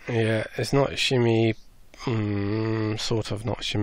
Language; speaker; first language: English; native; English